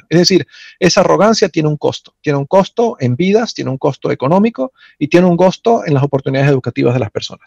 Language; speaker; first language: Spanish; native; Spanish